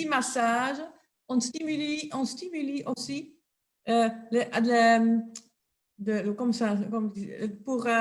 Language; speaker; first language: French; non-native, local second language; Dutch